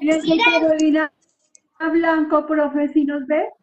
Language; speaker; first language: Spanish; native; Spanish